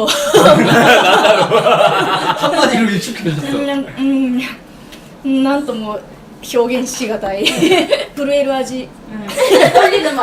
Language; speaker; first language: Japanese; non-native, learner; Korean